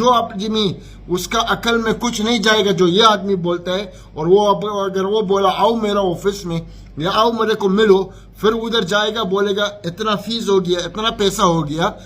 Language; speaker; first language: Hindi; non-native, learner; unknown